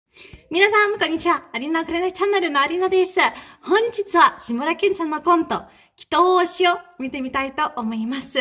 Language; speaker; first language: Japanese; non-native, fluent; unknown